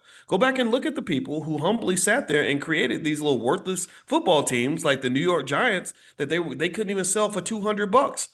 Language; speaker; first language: English; native; English